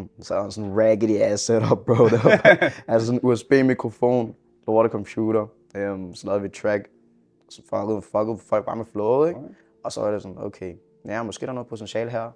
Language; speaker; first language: Danish; early bilingual, other home language; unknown